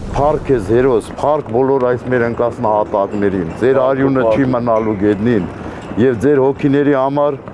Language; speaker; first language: Armenian; non-native, local second language; Kurdish